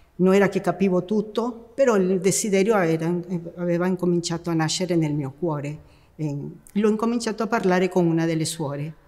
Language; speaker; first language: Italian; non-native, fluent; Spanish